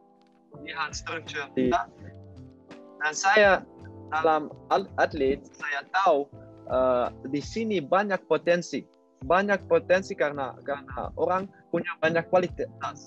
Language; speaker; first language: Indonesian; non-native, learner; Dutch